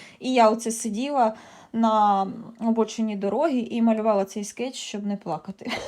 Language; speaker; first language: Ukrainian; native; Ukrainian